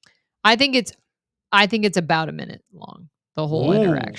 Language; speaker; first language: English; native; English